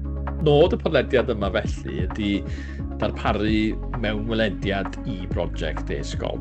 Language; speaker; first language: Welsh; native; Welsh